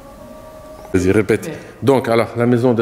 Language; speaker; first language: French; native; French